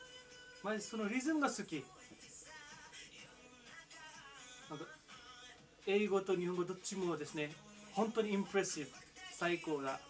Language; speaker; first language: Japanese; non-native, fluent; Nepali